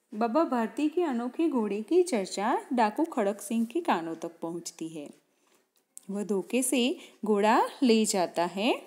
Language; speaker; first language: Hindi; non-native, local second language; Gujarati